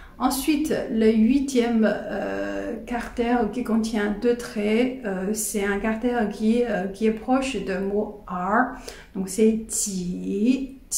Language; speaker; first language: French; non-native, fluent; Chinese